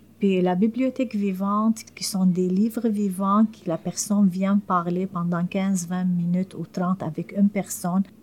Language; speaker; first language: French; non-native, fluent; Arabic